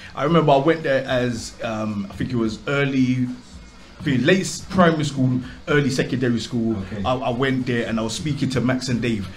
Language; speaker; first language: English; native; English